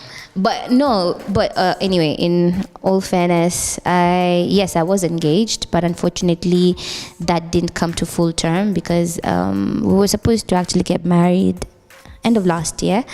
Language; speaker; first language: English; non-native, local second language; Swahili